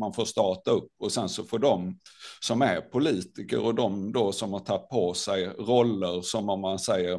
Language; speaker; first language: Swedish; native; Swedish